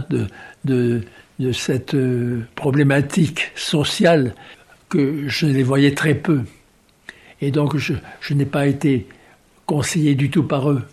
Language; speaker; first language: French; native; French